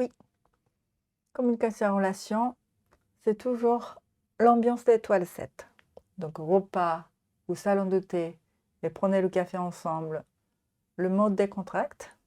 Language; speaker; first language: French; non-native, fluent; Japanese